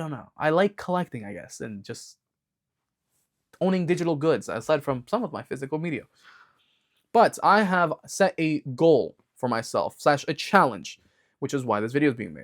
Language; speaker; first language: English; native; English